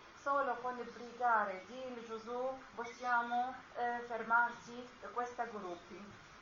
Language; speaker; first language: Italian; non-native, learner; Arabic